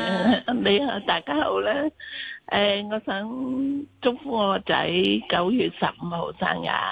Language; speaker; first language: Cantonese; native; Cantonese